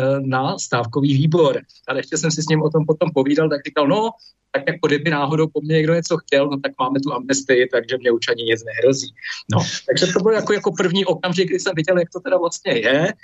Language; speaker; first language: Czech; native; Czech